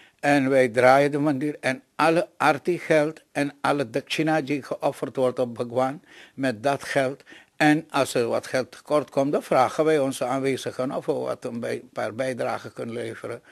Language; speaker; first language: Dutch; non-native, local second language; Caribbean Hindustani